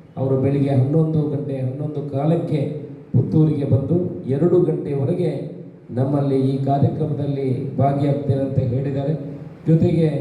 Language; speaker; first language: Kannada; non-native, local second language; Tulu